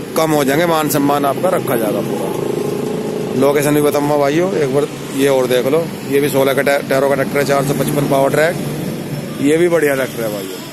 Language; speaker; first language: Hindi; native; Hindi